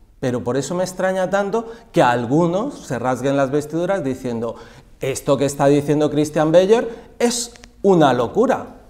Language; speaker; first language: Spanish; native; Spanish